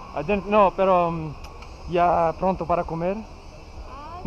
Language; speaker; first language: Spanish; non-native, learner; English